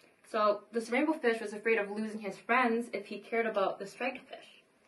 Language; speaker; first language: English; early bilingual, other home language; Vietnamese